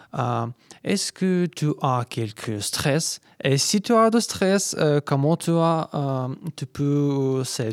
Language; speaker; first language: French; non-native, learner; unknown